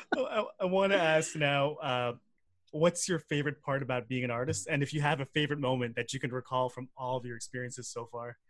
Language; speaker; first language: English; native; English